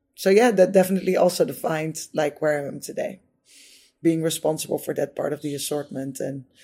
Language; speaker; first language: English; non-native, fluent; Dutch